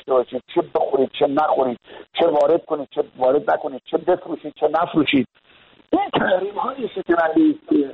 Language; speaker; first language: Persian; native; Persian